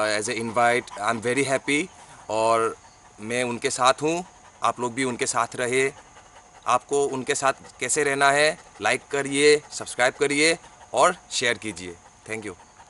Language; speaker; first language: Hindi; non-native, local second language; Bangla